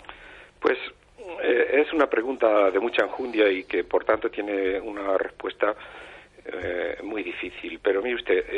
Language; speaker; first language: Spanish; native; Spanish